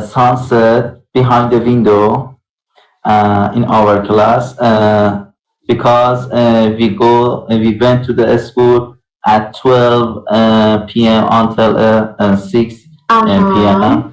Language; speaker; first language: English; non-native, learner; Persian